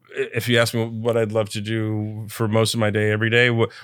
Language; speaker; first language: English; early bilingual, other home language; Italian